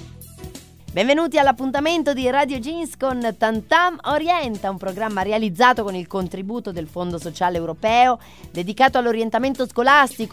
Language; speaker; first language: Italian; native; Italian